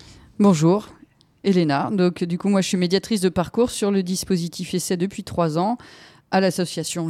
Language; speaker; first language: French; native; French